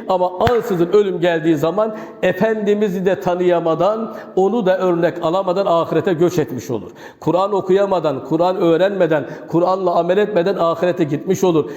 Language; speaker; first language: Turkish; native; Turkish